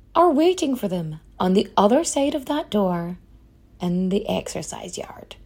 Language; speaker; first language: English; native; English